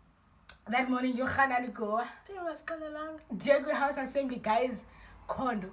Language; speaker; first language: English; non-native, local second language; Xhosa